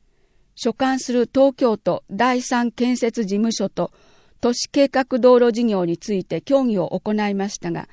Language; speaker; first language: Japanese; native; Japanese